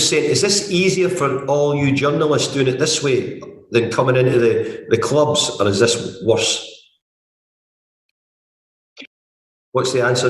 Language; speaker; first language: English; native; English